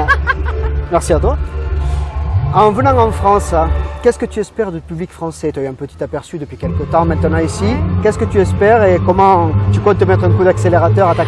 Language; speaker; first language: French; native; French